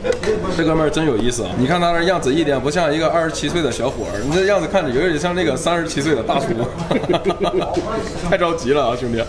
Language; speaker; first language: Chinese; native; Chinese